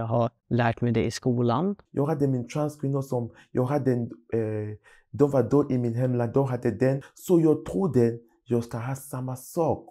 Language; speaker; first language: Swedish; non-native, learner; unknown